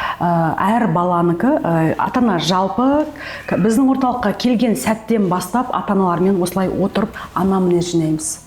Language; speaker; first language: Kazakh; native; Kazakh